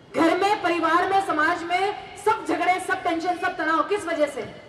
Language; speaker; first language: Hindi; non-native, local second language; Marathi